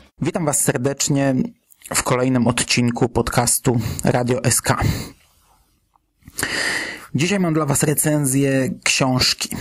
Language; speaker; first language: Polish; native; Polish